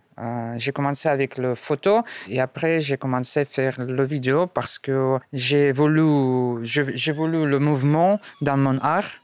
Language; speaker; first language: French; non-native, learner; Russian